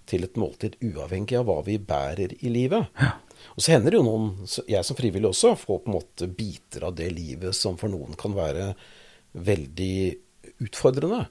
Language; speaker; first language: Norwegian; native; Norwegian